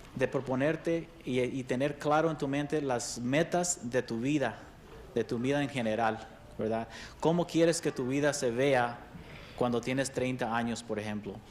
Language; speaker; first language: Spanish; early bilingual, other home language; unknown